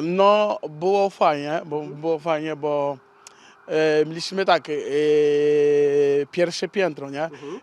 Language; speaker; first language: Polish; non-native, learner; Portuguese